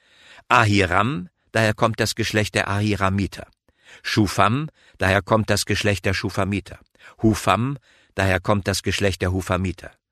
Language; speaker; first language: German; native; German